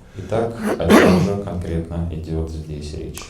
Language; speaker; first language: Russian; native; Russian